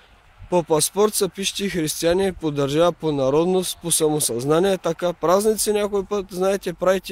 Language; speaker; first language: Bulgarian; native; Bulgarian